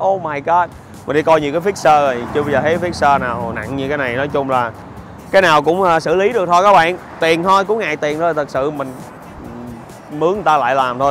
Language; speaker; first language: Vietnamese; early bilingual, heritage; Vietnamese